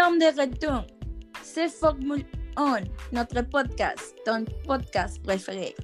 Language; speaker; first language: French; non-native, learner; Spanish